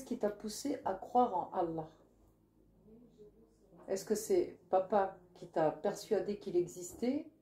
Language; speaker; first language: French; native; French